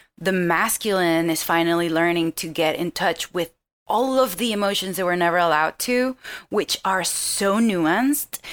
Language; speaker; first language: English; non-native, fluent; Spanish